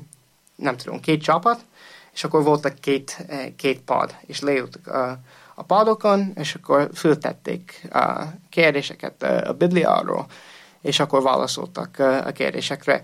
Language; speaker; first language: Hungarian; non-native, fluent; English